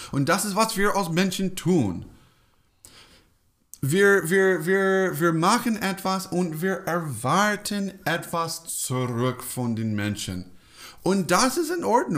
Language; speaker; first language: German; non-native, fluent; English